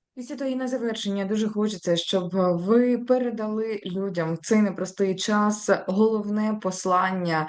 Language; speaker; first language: Ukrainian; native; Ukrainian